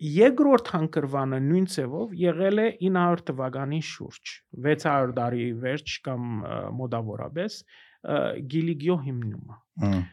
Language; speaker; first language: Armenian; early bilingual, heritage; Armenian